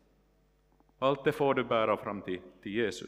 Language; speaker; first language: Swedish; non-native, local second language; Finnish